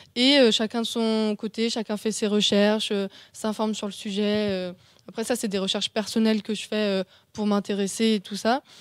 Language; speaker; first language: French; native; French